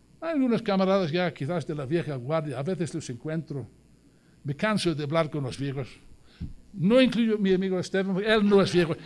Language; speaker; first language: Spanish; non-native, fluent; English